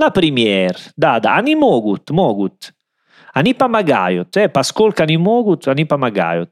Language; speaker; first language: Russian; non-native, learner; Italian